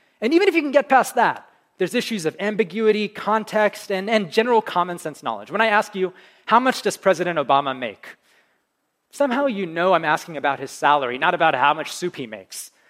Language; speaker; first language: English; early bilingual, other home language; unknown